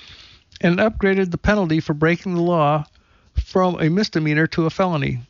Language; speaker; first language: English; native; English